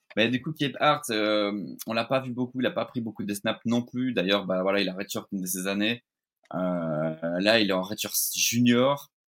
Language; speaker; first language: French; native; French